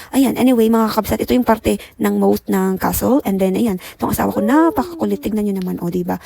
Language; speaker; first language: Filipino; non-native, local second language; Iloko